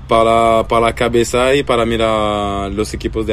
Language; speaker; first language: Spanish; non-native, learner; French